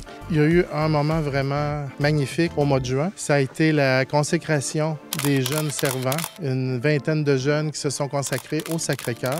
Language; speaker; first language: French; native; French